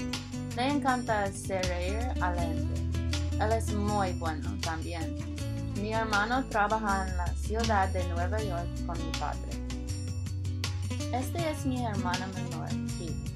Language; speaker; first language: Spanish; non-native, learner; English